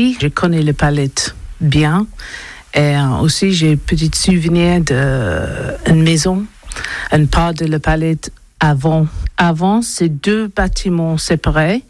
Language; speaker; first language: French; non-native, learner; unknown